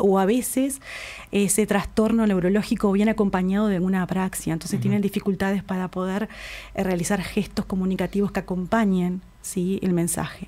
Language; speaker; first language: Spanish; native; Spanish